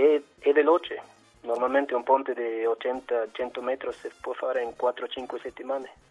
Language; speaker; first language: Italian; non-native, fluent; German